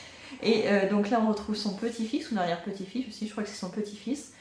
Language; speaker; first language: French; native; French